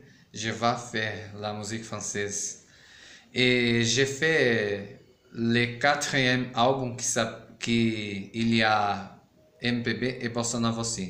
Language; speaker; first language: French; non-native, learner; Portuguese